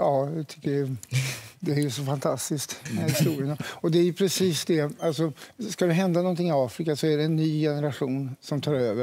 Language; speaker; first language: Swedish; native; Swedish